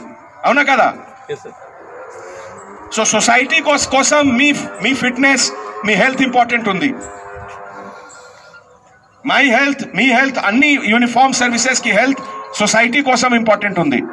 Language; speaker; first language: Telugu; non-native, fluent; Hindi